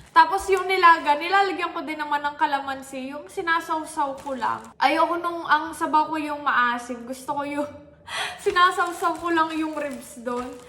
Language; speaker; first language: Filipino; native; Filipino